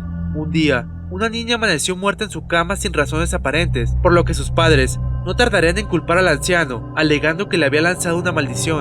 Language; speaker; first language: Spanish; native; Spanish